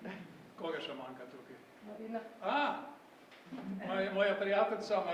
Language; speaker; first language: Slovenian; early bilingual, heritage; Slovenian